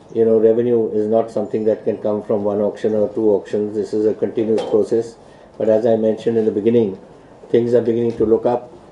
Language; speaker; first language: English; non-native, local second language; Punjabi